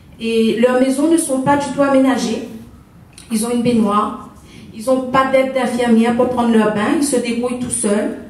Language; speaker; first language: French; native; French